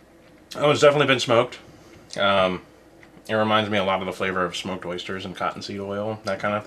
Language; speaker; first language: English; native; English